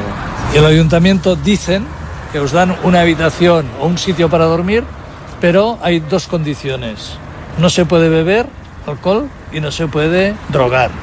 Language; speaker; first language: Spanish; native; Spanish